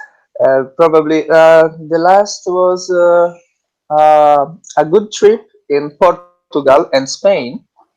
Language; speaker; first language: English; non-native, learner; Italian